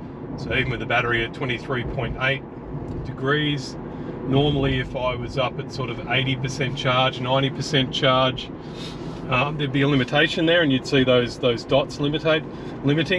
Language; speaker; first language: English; native; English